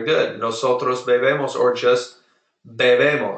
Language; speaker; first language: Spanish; non-native, fluent; English